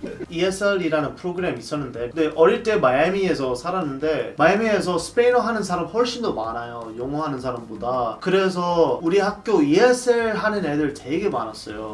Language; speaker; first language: Korean; non-native, fluent; English